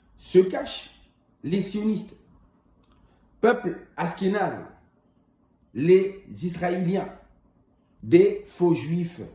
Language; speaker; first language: French; non-native, local second language; Kongo